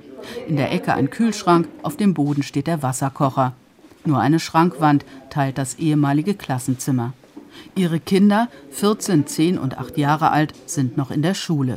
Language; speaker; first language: German; native; German